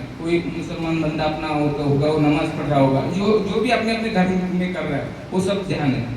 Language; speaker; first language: Hindi; non-native, local second language; Marathi